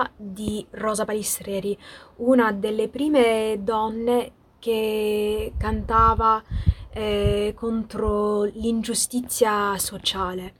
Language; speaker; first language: Italian; non-native, fluent; English